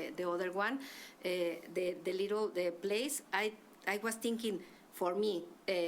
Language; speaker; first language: English; non-native, learner; Spanish